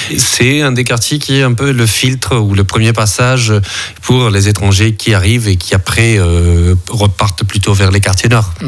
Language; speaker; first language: French; early bilingual, other home language; Spanish